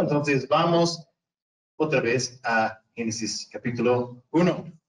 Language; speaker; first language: Spanish; non-native, fluent; English